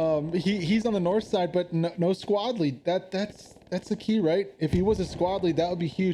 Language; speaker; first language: English; native; English